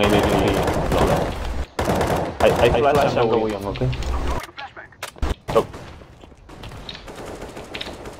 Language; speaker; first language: English; non-native, learner; Spanish